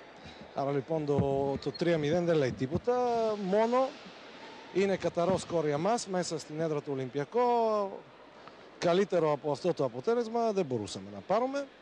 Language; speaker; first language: Greek; non-native, fluent; Bulgarian